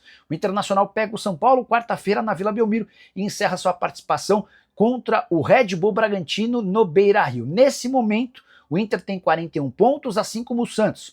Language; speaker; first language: Portuguese; native; Portuguese